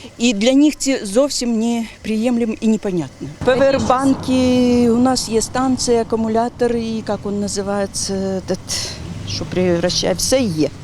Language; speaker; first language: Ukrainian; native; Ukrainian